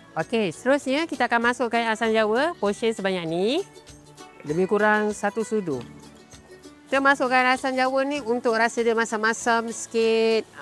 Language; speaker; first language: Malay; native; Malay